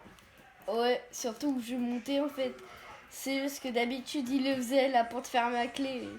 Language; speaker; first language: French; native; French